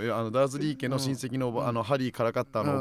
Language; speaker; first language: Japanese; native; Japanese